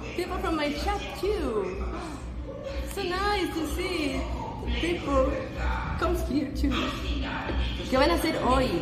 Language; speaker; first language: English; non-native, fluent; Spanish